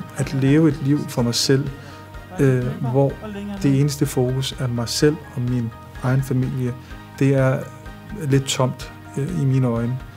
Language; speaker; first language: Danish; early bilingual, other home language; Arabic